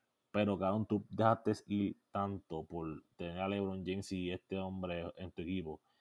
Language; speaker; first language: Spanish; native; Spanish